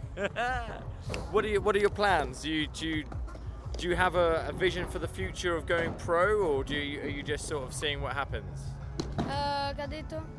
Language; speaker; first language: English; non-native, fluent; Italian